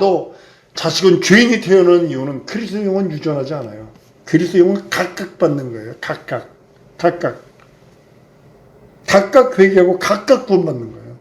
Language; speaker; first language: Korean; native; Korean